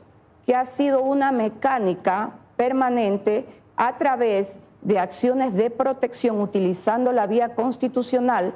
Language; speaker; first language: Spanish; native; Spanish